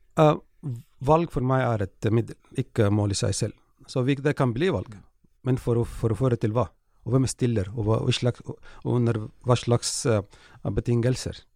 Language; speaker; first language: Norwegian; non-native, fluent; Arabic